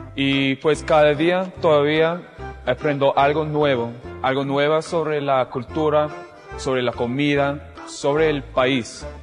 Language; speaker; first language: Spanish; non-native, fluent; English